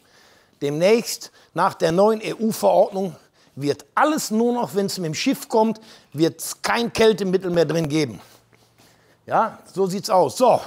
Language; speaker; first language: German; native; German